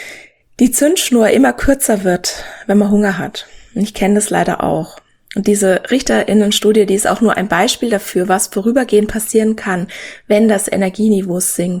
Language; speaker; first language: German; native; German